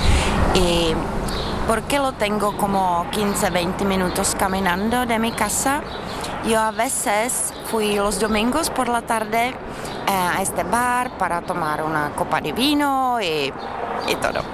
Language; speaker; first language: Spanish; non-native, fluent; Czech